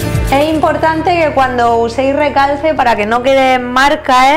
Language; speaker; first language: Spanish; native; Spanish